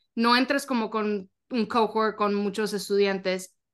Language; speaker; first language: Spanish; early bilingual, heritage; Spanish